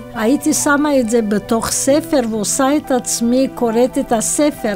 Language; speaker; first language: Hebrew; non-native, fluent; Romanian